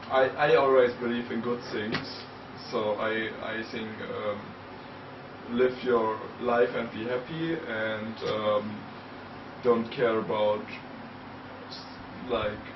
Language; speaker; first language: English; non-native, fluent; German